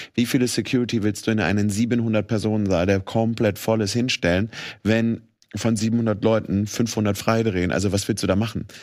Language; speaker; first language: German; native; German